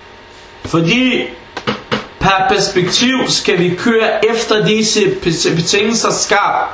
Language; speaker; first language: Danish; early bilingual, other home language; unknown